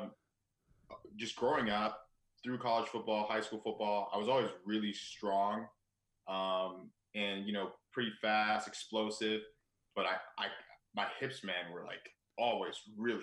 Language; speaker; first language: English; native; English